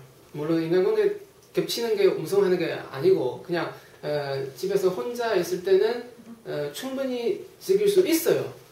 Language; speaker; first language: Korean; non-native, fluent; Chinese